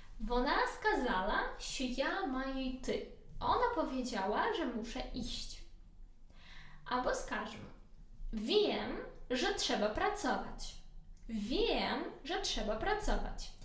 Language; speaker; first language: Polish; non-native, learner; Ukrainian